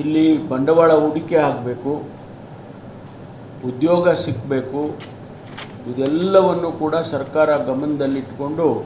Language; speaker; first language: Kannada; native; Kannada